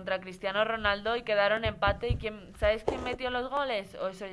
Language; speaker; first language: Spanish; native; Spanish